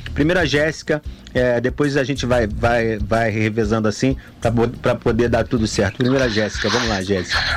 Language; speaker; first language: Portuguese; native; Portuguese